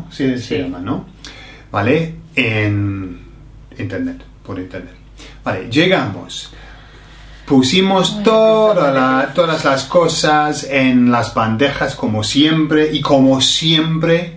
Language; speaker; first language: Spanish; non-native, fluent; English